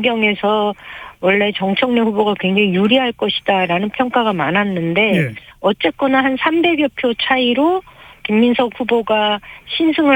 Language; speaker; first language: Korean; native; Korean